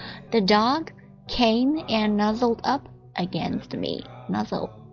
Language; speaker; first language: English; non-native, fluent; Chinese